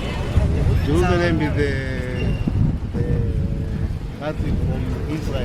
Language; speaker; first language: English; non-native, learner; Hebrew